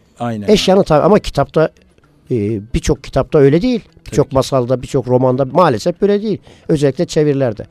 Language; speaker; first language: Turkish; native; Turkish